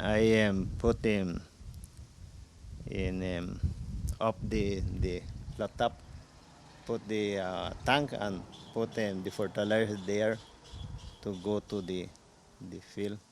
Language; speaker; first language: English; non-native, local second language; Spanish